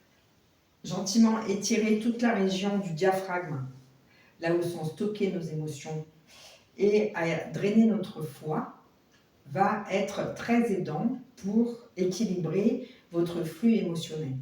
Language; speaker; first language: French; native; French